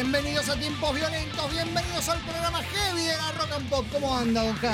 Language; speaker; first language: Spanish; native; Spanish